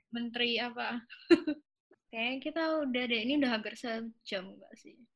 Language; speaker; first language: Indonesian; native; Indonesian